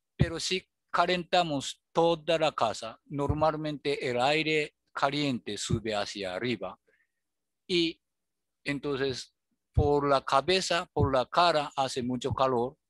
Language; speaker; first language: Spanish; non-native, fluent; Japanese